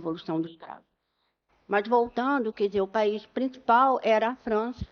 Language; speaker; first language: Portuguese; native; Portuguese